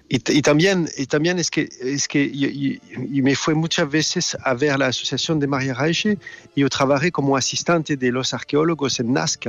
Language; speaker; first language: Spanish; non-native, fluent; French